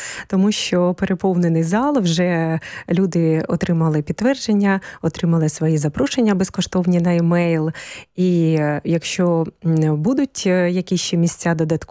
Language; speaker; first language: Ukrainian; native; Ukrainian